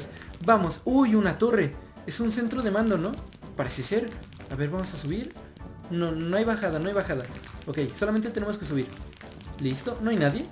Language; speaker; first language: Spanish; native; Spanish